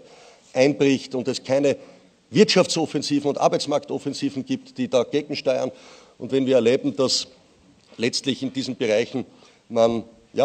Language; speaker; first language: German; native; German